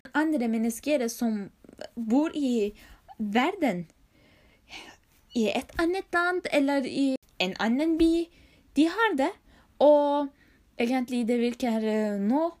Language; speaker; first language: Norwegian; non-native, learner; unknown